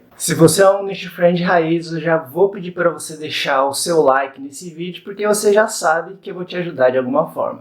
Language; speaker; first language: Portuguese; native; Portuguese